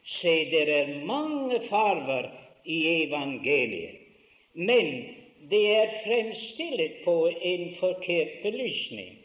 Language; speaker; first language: Norwegian; early bilingual, heritage; Norwegian